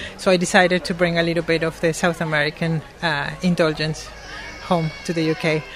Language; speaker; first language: English; non-native, fluent; Spanish